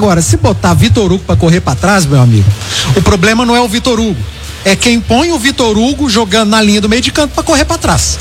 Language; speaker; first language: Portuguese; native; Portuguese